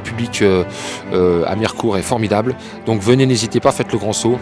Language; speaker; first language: French; native; French